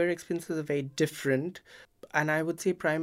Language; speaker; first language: English; non-native, local second language; Hindi